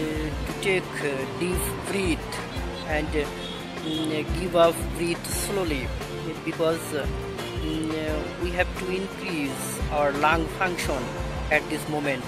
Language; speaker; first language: English; non-native, learner; Bangla